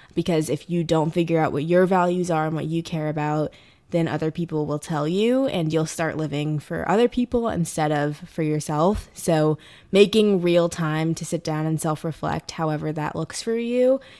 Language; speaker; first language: English; native; English